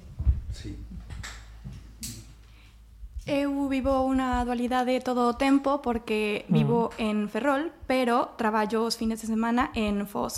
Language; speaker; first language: Galician; non-native, local second language; Spanish